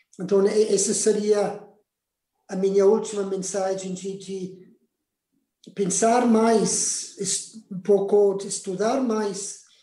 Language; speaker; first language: Portuguese; non-native, fluent; Spanish